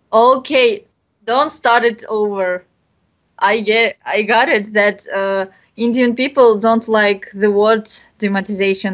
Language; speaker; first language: English; non-native, learner; Bashkir